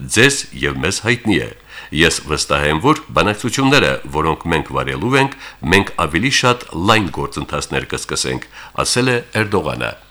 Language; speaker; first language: Armenian; native; Armenian